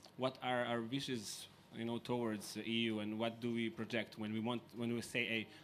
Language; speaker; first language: English; non-native, fluent; Serbian